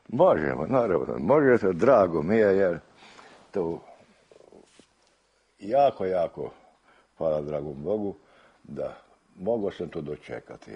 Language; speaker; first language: Serbian; early bilingual, heritage; Croatian